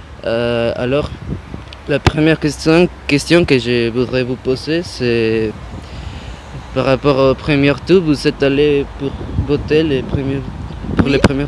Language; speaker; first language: French; non-native, fluent; Spanish